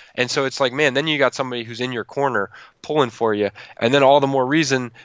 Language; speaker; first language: English; native; English